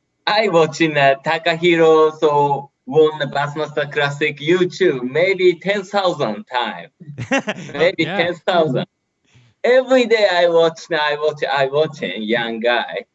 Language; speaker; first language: English; non-native, learner; Japanese